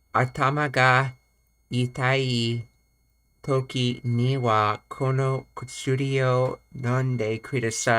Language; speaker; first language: Japanese; non-native, learner; English